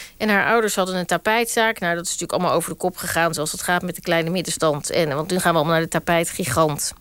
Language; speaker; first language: Dutch; native; Dutch